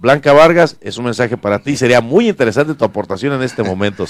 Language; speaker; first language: Spanish; native; Spanish